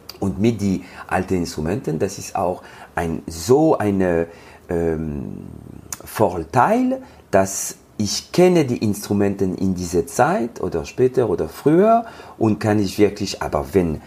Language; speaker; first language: German; non-native, learner; French